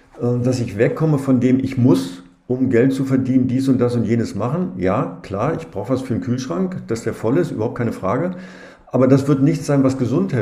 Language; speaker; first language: German; native; German